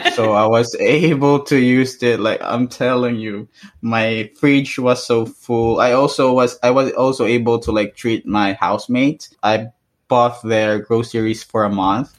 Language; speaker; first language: English; non-native, local second language; Hiligaynon